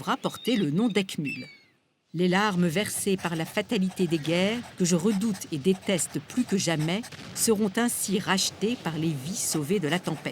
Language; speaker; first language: French; native; French